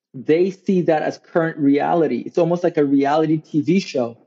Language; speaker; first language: English; non-native, local second language; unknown